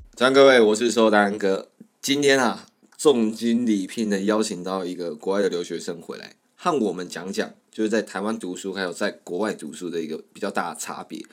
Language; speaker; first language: Chinese; native; Chinese